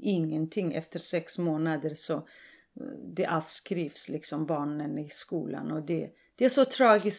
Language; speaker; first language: Swedish; non-native, fluent; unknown